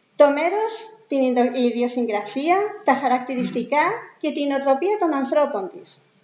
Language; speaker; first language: Greek; non-native, fluent; Spanish